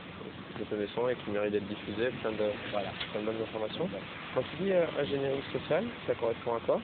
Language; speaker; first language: French; native; French